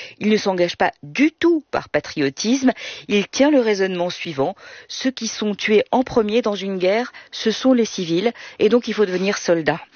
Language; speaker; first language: French; native; French